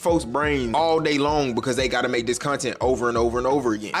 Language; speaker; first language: English; native; English